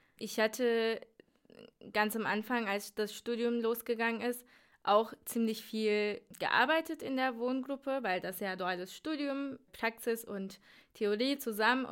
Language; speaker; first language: German; non-native, fluent; Turkish